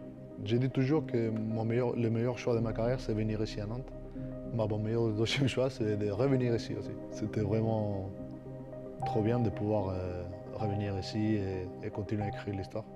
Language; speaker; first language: French; non-native, fluent; Spanish